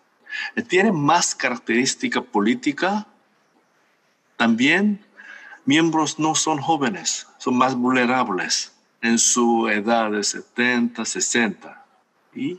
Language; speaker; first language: Spanish; non-native, fluent; Korean